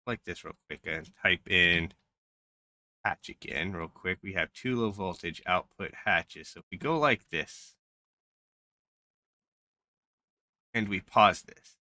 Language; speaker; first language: English; native; English